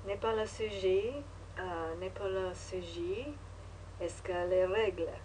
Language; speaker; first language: French; non-native, learner; English